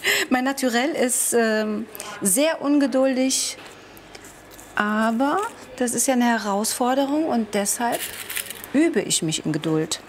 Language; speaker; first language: German; native; German